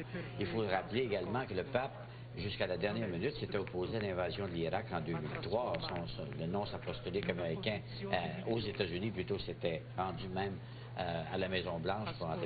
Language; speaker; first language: French; native; French